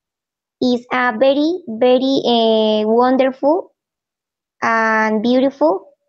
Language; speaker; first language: English; non-native, learner; Spanish